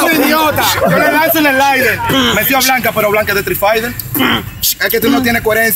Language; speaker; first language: Spanish; native; Spanish